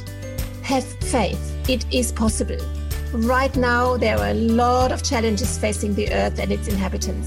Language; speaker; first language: English; non-native, fluent; German